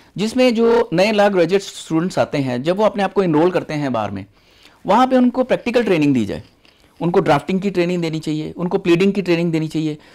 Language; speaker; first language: Hindi; non-native, local second language; Punjabi